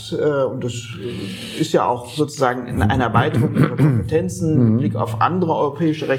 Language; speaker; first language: German; native; German